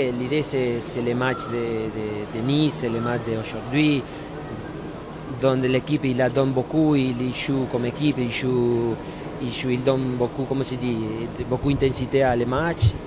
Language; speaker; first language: French; non-native, learner; Spanish